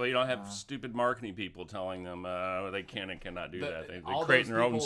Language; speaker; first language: English; native; English